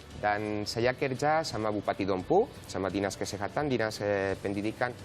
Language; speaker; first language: Indonesian; non-native, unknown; Spanish